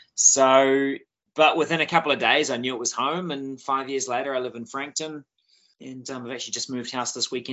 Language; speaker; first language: English; native; English